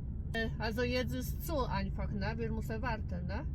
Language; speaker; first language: German; non-native, learner; Polish